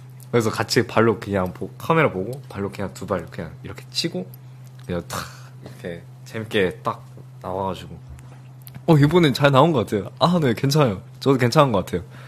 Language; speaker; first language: Korean; early bilingual, other home language; English